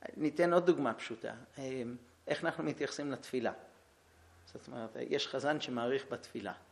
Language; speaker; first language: Hebrew; early bilingual, heritage; Hebrew